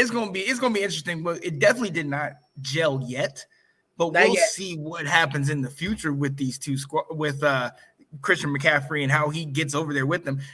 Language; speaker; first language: English; native; English